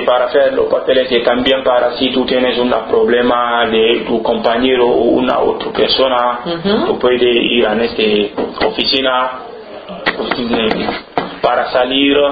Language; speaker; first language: Spanish; non-native, learner; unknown